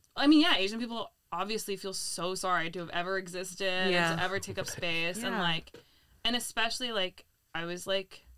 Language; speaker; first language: English; native; English